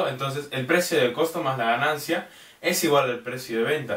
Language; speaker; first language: Spanish; native; Spanish